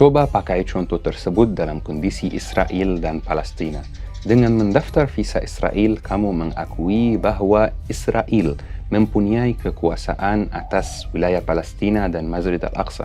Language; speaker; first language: Indonesian; non-native, fluent; Arabic